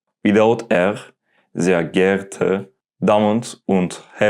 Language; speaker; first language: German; non-native, learner; Turkish